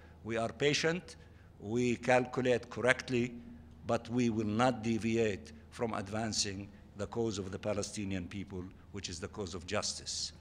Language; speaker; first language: English; non-native, fluent; Arabic